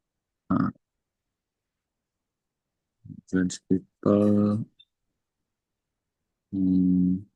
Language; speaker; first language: English; non-native, learner; Indonesian